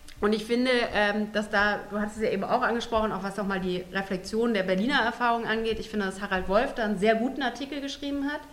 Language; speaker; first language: German; native; German